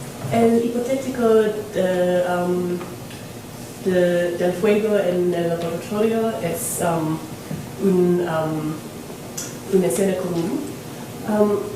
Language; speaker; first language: Spanish; non-native, learner; English